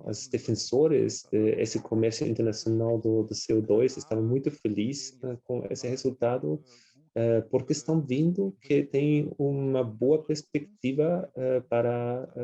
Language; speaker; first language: Portuguese; non-native, fluent; German